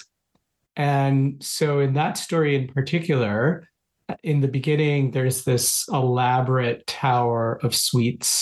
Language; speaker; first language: English; non-native, local second language; Bangla